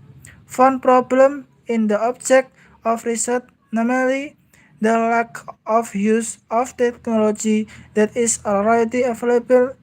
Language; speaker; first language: English; non-native, learner; Indonesian